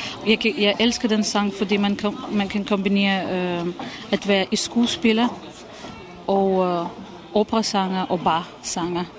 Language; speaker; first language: Danish; non-native, fluent; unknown